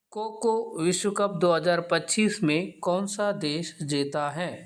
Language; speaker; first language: Hindi; non-native, local second language; Telugu